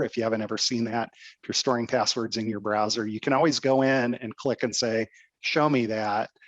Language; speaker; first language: English; native; English